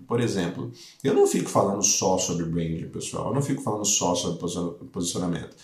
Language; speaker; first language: Portuguese; native; Portuguese